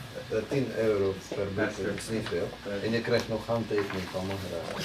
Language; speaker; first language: Dutch; non-native, fluent; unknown